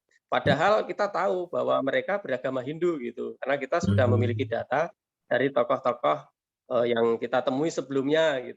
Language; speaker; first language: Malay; non-native, local second language; Javanese